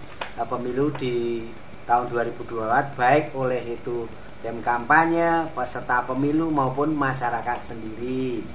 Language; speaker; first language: Indonesian; native; Indonesian